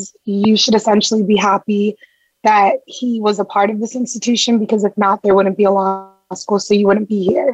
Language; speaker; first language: English; native; English